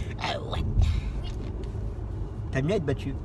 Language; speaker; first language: French; native; French